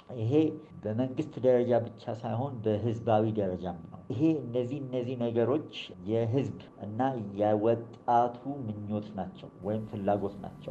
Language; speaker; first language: Amharic; early bilingual, other home language; Gujarati